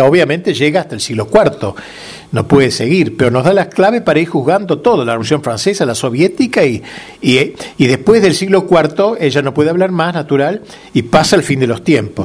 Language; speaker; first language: Spanish; native; Spanish